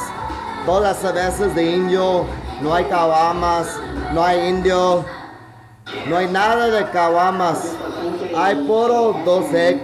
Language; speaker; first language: Spanish; early bilingual, heritage; Spanish